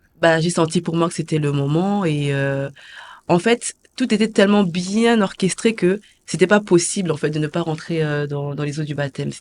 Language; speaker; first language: French; early bilingual, other home language; Lingala